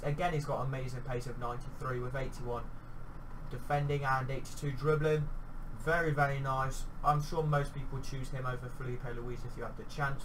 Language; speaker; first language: English; native; English